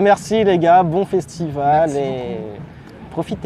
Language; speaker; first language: French; native; French